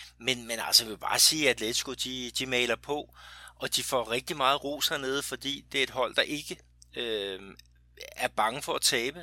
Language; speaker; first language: Danish; native; Danish